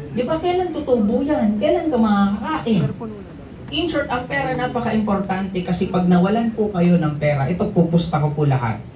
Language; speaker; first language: Filipino; non-native, local second language; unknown